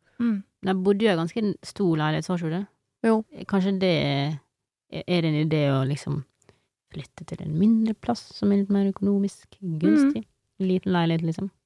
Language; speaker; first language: Norwegian; native; Norwegian